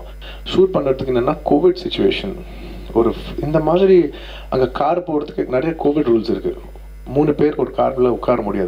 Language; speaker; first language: Tamil; non-native, local second language; Telugu